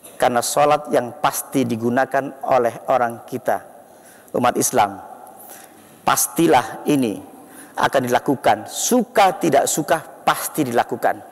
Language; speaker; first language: Indonesian; native; Indonesian